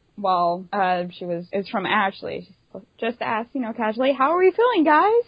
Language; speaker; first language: English; native; English